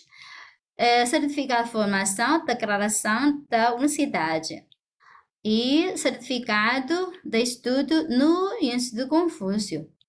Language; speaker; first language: Portuguese; non-native, fluent; Chinese